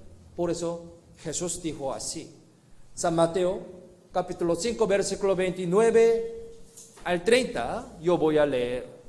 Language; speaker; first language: Spanish; non-native, fluent; Korean